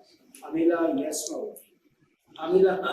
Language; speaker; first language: Arabic; non-native, learner; Urdu